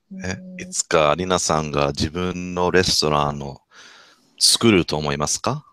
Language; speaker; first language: Japanese; non-native, fluent; English